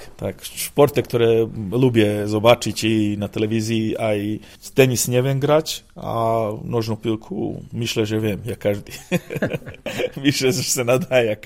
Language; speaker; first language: Polish; non-native, learner; Serbian